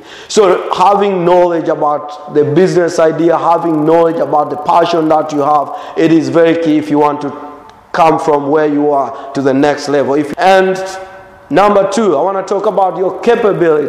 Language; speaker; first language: English; non-native, local second language; Swahili